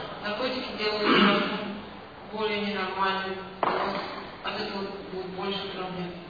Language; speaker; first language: Russian; native; Russian